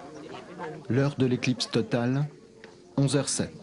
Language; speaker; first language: French; native; French